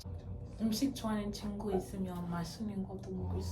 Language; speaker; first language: Korean; non-native, fluent; English